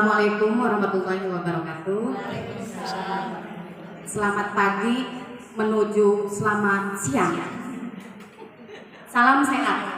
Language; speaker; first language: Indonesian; non-native, local second language; Sundanese